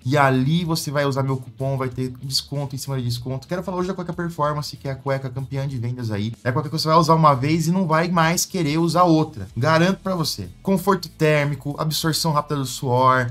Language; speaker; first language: Portuguese; native; Portuguese